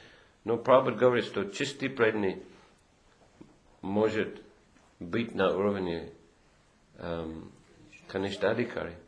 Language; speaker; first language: Russian; non-native, fluent; English